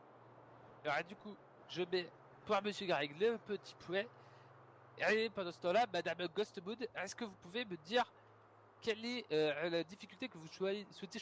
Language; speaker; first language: French; native; French